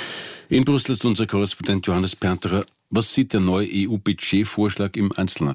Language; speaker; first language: German; native; German